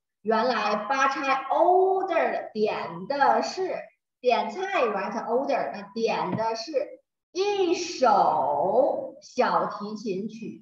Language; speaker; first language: Chinese; non-native, learner; Thai